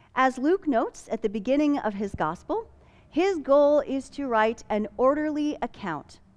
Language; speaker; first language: English; native; English